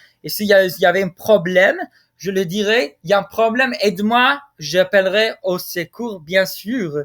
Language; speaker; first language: French; non-native, fluent; English